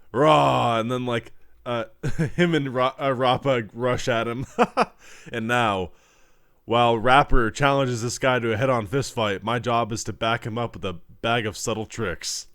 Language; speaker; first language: English; native; English